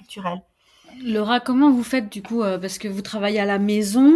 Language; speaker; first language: French; native; French